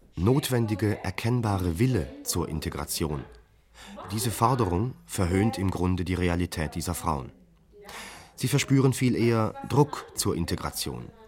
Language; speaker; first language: German; native; German